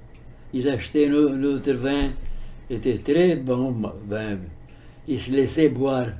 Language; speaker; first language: French; early bilingual, heritage; French